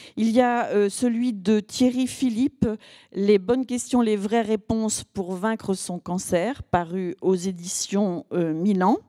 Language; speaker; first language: French; native; French